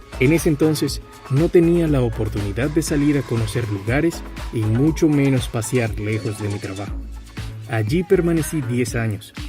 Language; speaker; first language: Spanish; native; Spanish